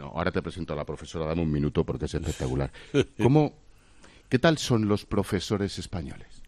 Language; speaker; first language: Spanish; native; Spanish